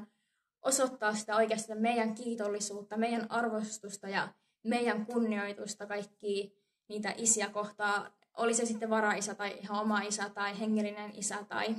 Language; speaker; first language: Finnish; native; Finnish